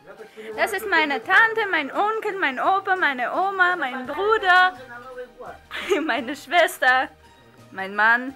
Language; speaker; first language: German; non-native, fluent; Russian